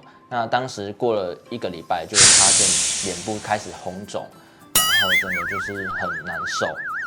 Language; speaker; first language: Chinese; native; Chinese